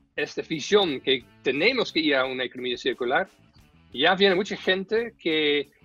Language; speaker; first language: Spanish; non-native, fluent; Dutch